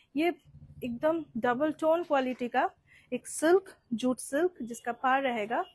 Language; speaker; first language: Hindi; non-native, local second language; Bangla